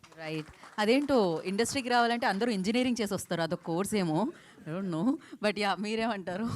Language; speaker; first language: Telugu; native; Telugu